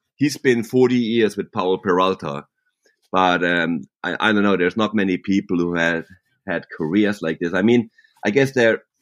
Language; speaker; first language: English; non-native, fluent; German